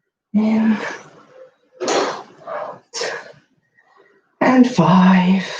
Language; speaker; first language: English; native; English